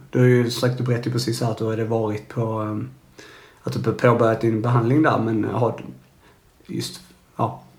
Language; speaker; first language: Swedish; native; Swedish